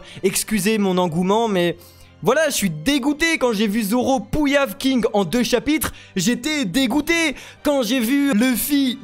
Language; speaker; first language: French; native; French